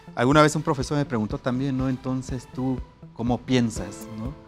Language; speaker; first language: Spanish; non-native, local second language; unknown